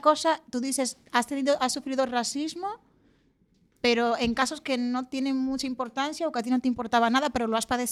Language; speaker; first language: Spanish; native; Spanish